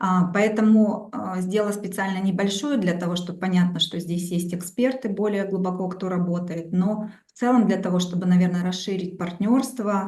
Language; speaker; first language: Russian; native; Russian